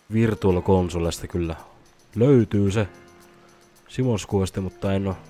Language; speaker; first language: Finnish; native; Finnish